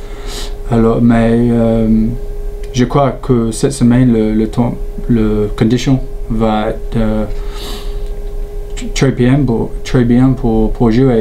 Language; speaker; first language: French; non-native, learner; English